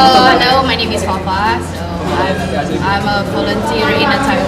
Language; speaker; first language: English; non-native, fluent; Indonesian